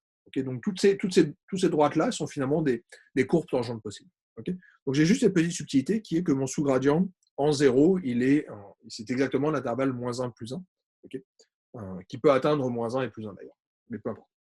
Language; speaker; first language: French; native; French